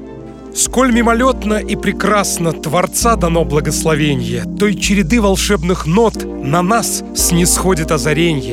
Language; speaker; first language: Russian; native; Russian